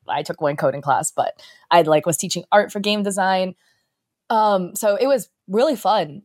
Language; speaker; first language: English; early bilingual, other home language; Chinese